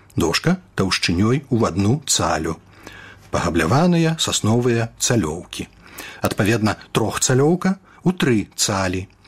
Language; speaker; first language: Belarusian; native; Belarusian